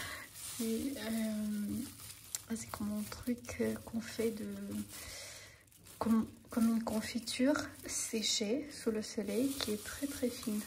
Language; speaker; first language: French; non-native, fluent; Armenian